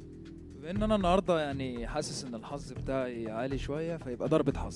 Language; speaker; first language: Arabic; native; Arabic